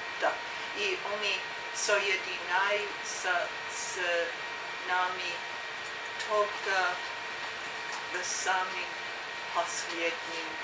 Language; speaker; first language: Russian; non-native, learner; English